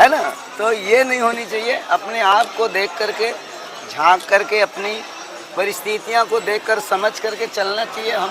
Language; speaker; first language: Hindi; native; Hindi